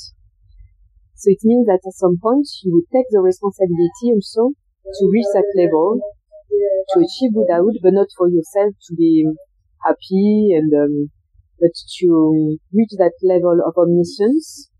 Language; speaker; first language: English; non-native, fluent; French